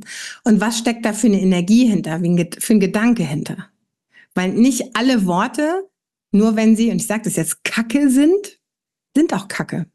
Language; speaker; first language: German; native; German